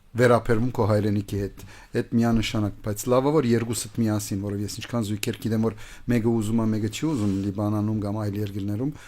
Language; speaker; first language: Armenian; native; Armenian